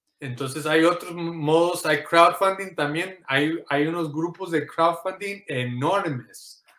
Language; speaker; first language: Spanish; early bilingual, heritage; Spanish